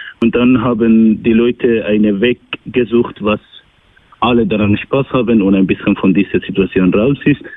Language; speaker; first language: German; non-native, learner; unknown